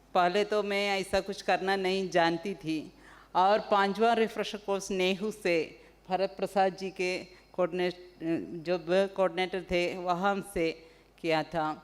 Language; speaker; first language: Hindi; non-native, local second language; Malayalam